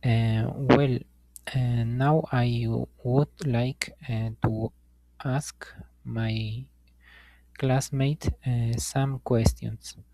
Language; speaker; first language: English; non-native, learner; Spanish